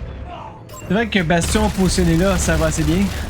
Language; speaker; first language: French; native; French